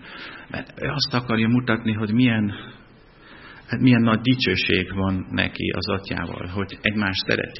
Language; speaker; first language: Hungarian; non-native, fluent; German